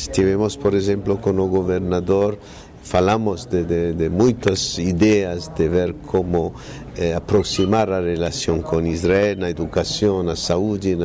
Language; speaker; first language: Portuguese; non-native, fluent; Hebrew